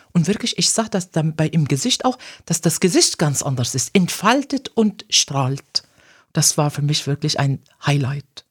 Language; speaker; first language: German; non-native, fluent; Arabic